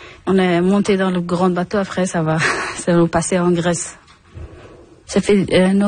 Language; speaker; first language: French; non-native, learner; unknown